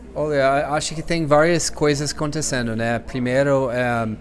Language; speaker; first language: Portuguese; non-native, fluent; English